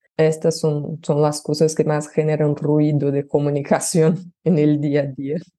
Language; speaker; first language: Spanish; non-native, fluent; Portuguese